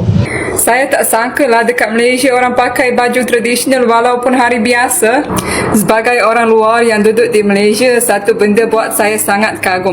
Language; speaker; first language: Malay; non-native, fluent; Bosnian